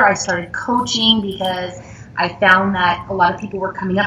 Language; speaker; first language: English; native; English